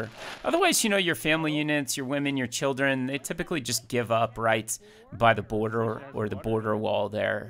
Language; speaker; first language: English; native; English